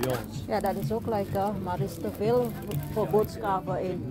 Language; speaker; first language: Dutch; non-native, learner; Indonesian